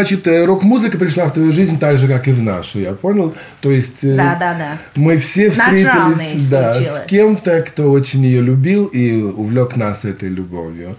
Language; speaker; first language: Russian; native; Russian